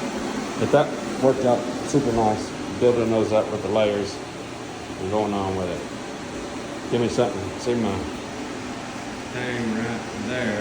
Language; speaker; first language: English; native; English